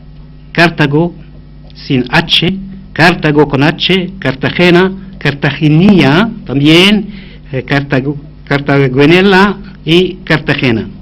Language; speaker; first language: Spanish; non-native, fluent; Arabic